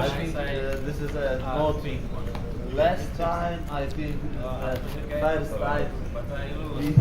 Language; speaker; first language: English; non-native, learner; Polish